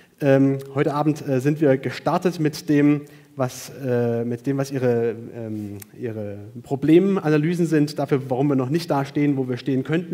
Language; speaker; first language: German; native; German